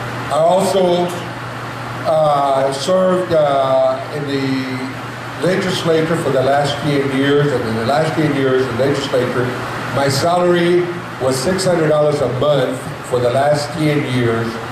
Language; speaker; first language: English; early bilingual, other home language; Spanish